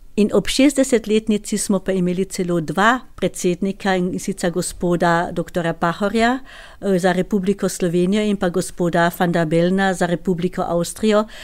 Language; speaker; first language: Slovenian; native; Slovenian